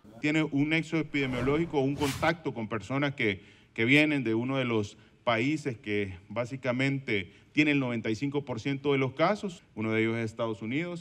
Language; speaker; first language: Spanish; native; Spanish